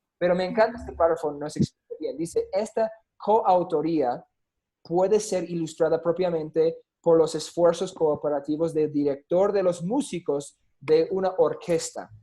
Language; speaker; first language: Spanish; non-native, fluent; English